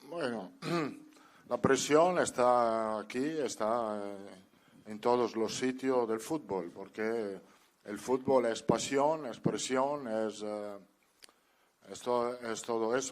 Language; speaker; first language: Spanish; non-native, fluent; Italian